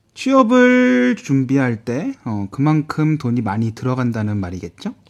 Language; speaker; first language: Korean; native; Korean